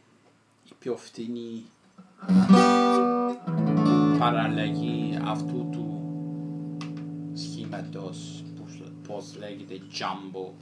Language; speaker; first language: Greek; non-native, fluent; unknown